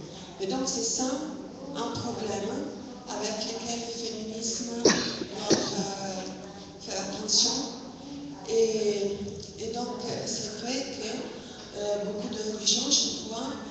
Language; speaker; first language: French; non-native, fluent; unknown